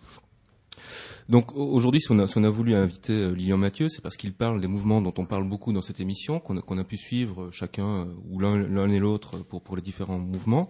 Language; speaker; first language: French; native; French